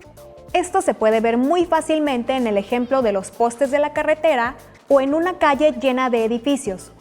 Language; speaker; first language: Spanish; native; Spanish